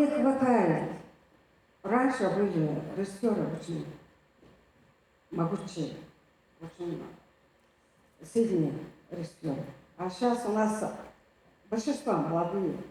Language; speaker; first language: Russian; non-native, fluent; Mongolian